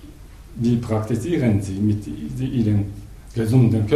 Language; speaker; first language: German; non-native, learner; Japanese